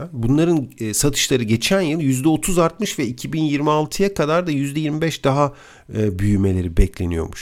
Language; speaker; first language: Turkish; native; Turkish